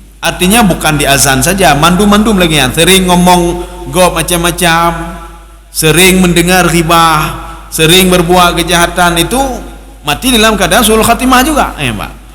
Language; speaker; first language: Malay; non-native, local second language; Achinese